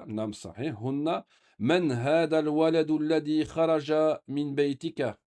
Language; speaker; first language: Arabic; non-native, fluent; French